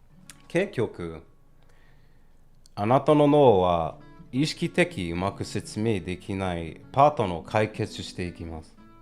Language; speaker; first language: Japanese; non-native, learner; English